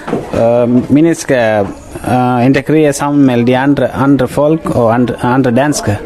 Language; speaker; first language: Danish; non-native, fluent; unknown